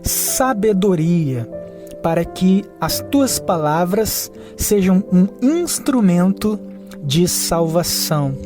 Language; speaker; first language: Portuguese; native; Portuguese